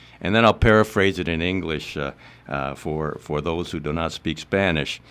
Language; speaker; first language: English; non-native, local second language; Spanish